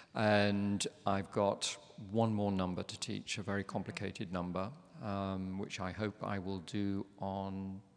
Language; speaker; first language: English; native; English